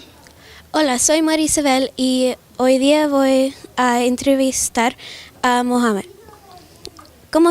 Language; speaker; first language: Spanish; non-native, learner; English